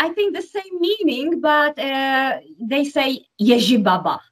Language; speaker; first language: English; non-native, learner; Czech